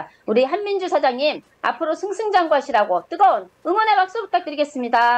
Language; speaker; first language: Korean; native; Korean